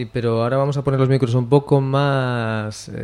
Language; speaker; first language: Spanish; native; Spanish